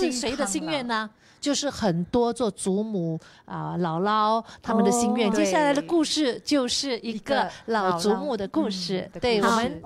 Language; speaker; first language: Chinese; native; Chinese